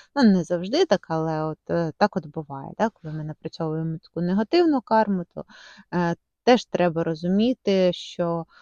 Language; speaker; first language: Ukrainian; non-native, local second language; Russian